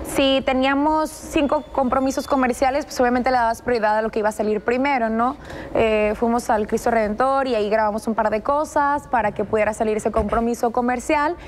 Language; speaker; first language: Spanish; native; Spanish